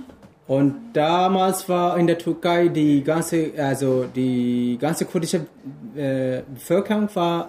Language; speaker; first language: German; non-native, fluent; Kurdish